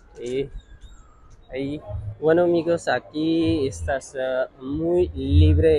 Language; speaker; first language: Spanish; non-native, learner; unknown